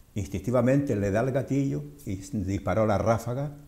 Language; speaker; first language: Spanish; native; Spanish